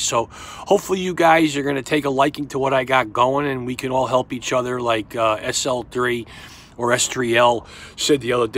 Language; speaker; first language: English; native; English